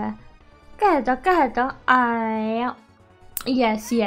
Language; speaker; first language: Spanish; early bilingual, heritage; English